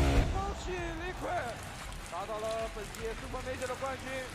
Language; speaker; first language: Chinese; native; Chinese